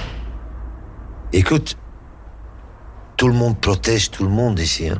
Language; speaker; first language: French; non-native, local second language; Dutch